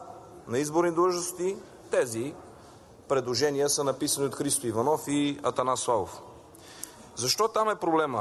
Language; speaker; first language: Bulgarian; native; Bulgarian